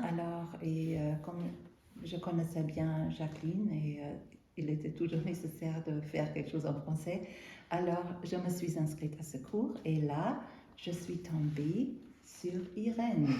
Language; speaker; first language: French; non-native, fluent; German